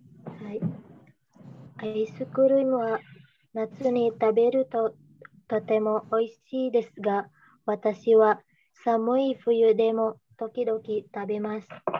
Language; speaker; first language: Japanese; non-native, learner; Indonesian